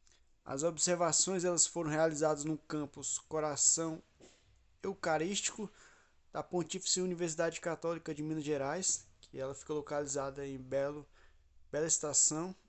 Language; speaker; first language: Portuguese; native; Portuguese